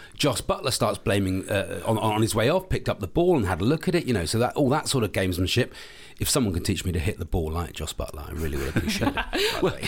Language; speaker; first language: English; native; English